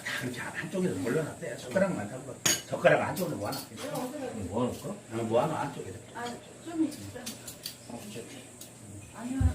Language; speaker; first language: Korean; native; Korean